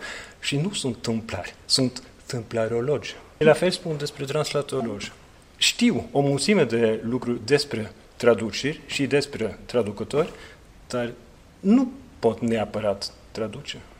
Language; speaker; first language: Romanian; non-native, fluent; Norwegian